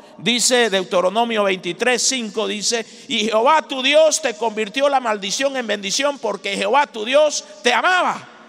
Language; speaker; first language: Spanish; native; Spanish